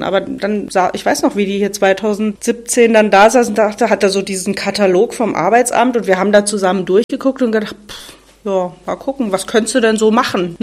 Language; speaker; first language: German; native; German